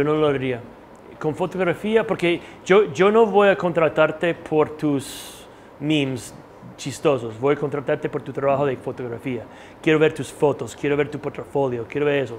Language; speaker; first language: Spanish; non-native, fluent; English